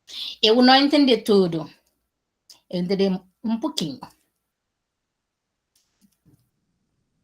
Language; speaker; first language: Portuguese; non-native, learner; Haitian Creole